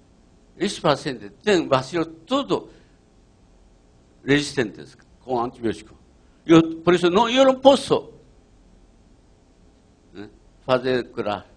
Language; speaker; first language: Portuguese; non-native, learner; Japanese